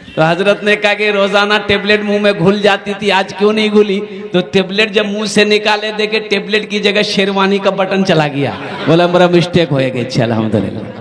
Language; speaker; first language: Hindi; non-native, local second language; Bangla